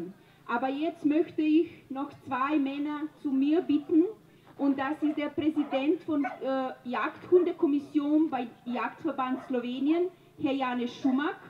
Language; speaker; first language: German; non-native, learner; Slovenian